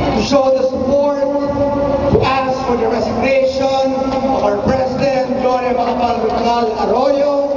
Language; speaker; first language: English; non-native, local second language; Filipino